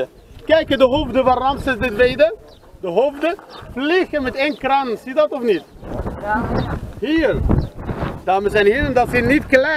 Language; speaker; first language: Dutch; non-native, learner; Arabic